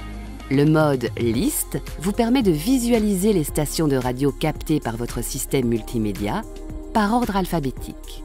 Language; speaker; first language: French; native; French